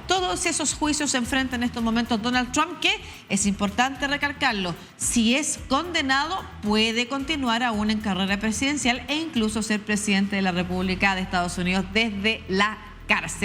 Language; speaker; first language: Spanish; native; Spanish